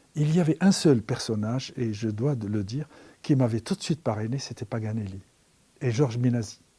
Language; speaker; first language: French; non-native, local second language; Arabic